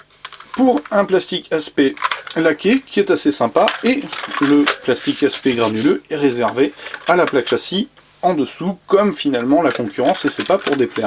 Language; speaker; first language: French; native; French